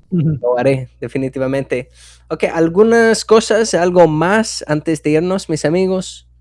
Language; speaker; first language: Spanish; non-native, fluent; English